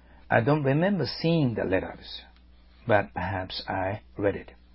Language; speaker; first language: English; non-native, fluent; Japanese